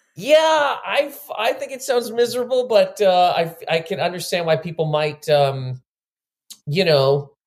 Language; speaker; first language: English; native; English